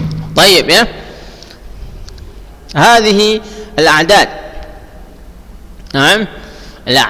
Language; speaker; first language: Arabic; non-native, fluent; Indonesian